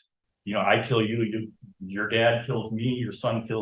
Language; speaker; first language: English; native; English